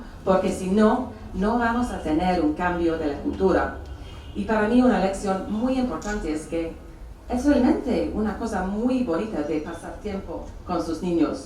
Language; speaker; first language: Spanish; non-native, fluent; English